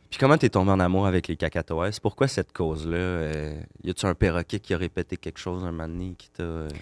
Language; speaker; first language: French; native; French